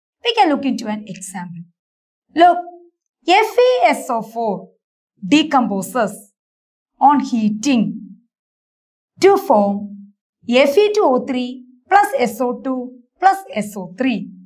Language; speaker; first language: English; non-native, local second language; Malayalam